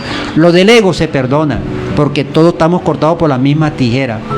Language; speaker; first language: Spanish; native; Spanish